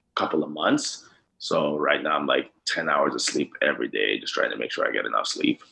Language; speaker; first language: English; non-native, local second language; Yoruba